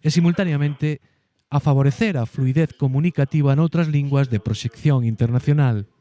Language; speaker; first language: Galician; native; Galician